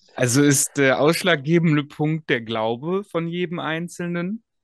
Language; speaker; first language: German; native; German